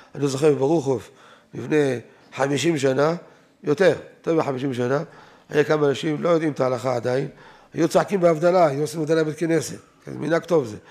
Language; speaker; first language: Hebrew; native; Hebrew